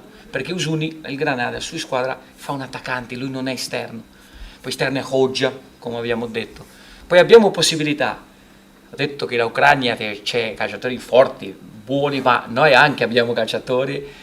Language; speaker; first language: Italian; non-native, fluent; Portuguese